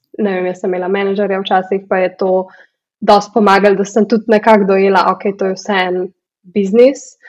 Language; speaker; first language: Slovenian; early bilingual, heritage; Slovenian